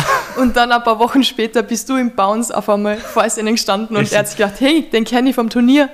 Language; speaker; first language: German; native; German